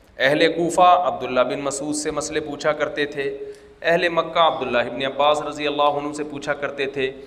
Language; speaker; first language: Urdu; native; Urdu